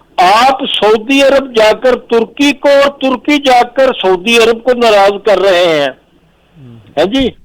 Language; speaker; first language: Urdu; native; Urdu